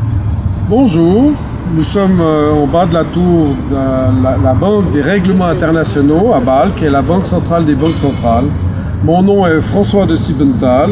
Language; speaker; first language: French; native; French